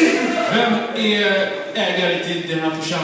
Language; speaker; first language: Swedish; non-native, fluent; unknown